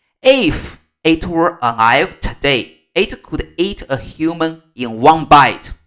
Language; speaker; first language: English; non-native, fluent; Chinese